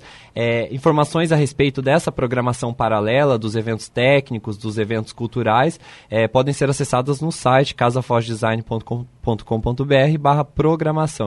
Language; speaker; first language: Portuguese; native; Portuguese